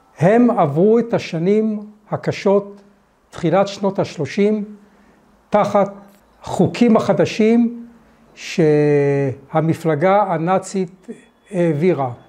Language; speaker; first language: Hebrew; early bilingual, other home language; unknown